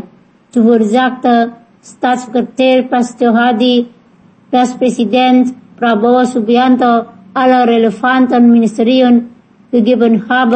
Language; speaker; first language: German; non-native, fluent; Indonesian